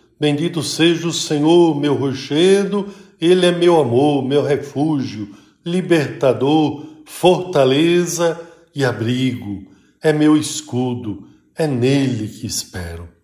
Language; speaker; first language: Portuguese; native; Portuguese